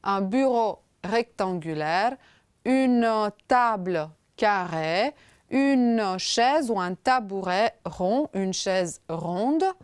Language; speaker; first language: French; non-native, fluent; Romanian